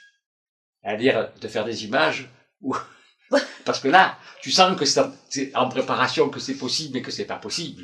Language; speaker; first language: French; native; French